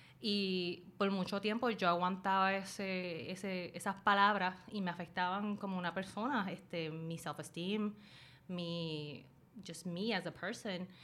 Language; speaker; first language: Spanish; early bilingual, other home language; Chinese